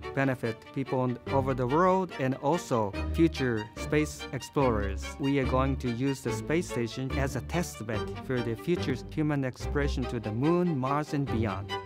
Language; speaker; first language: English; non-native, fluent; Japanese